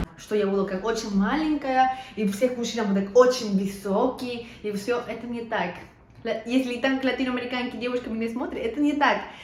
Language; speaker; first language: Russian; non-native, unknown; Spanish